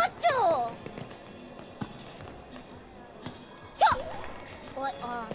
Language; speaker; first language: Japanese; non-native, learner; Indonesian